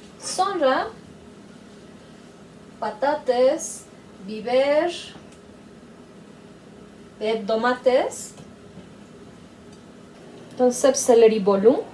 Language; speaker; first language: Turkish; non-native, learner; Spanish